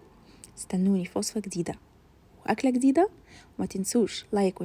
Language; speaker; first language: Arabic; native; Arabic